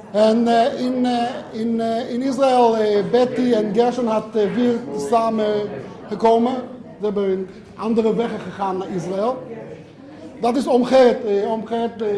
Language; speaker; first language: Dutch; non-native, learner; Hebrew